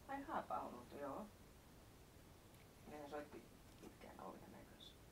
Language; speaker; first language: Finnish; native; Finnish